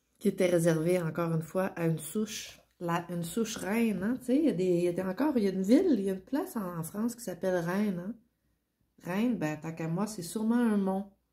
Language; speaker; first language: French; native; French